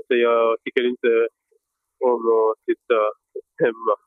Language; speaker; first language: Swedish; non-native, fluent; Persian